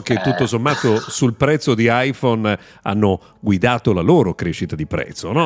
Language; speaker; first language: Italian; native; Italian